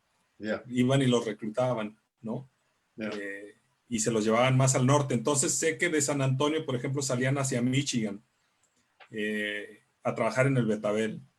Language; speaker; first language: Spanish; native; Spanish